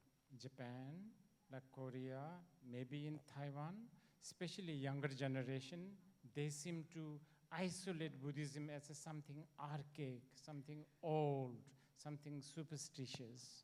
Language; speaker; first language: English; non-native, learner; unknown